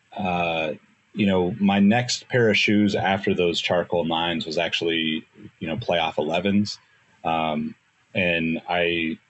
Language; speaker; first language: English; native; English